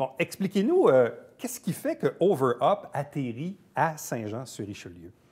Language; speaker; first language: French; native; French